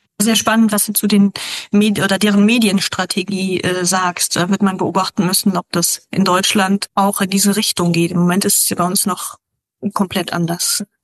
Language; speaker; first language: German; native; German